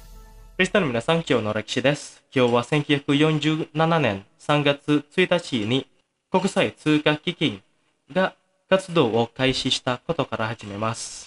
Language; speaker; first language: Japanese; non-native, fluent; Indonesian